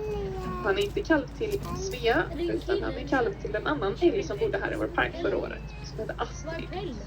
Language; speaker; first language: Swedish; native; Swedish